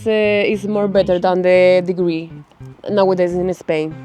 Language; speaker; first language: English; non-native, learner; Spanish